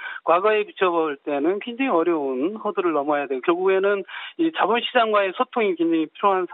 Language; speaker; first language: Korean; native; Korean